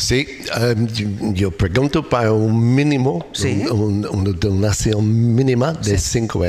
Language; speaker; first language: Spanish; non-native, learner; English